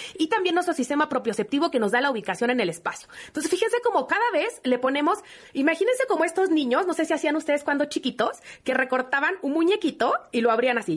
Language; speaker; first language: Spanish; native; Spanish